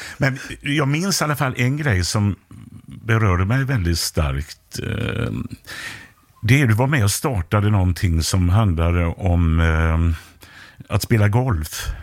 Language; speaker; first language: Swedish; native; Swedish